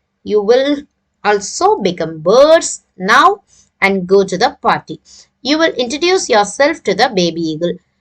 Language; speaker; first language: English; non-native, local second language; Tamil